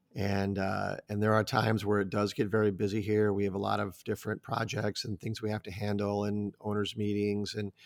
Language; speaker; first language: English; native; English